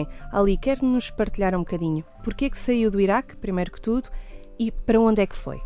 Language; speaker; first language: Portuguese; native; Portuguese